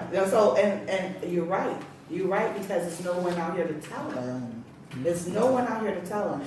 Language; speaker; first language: English; native; English